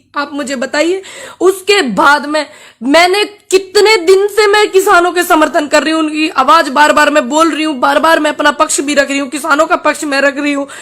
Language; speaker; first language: Hindi; native; Hindi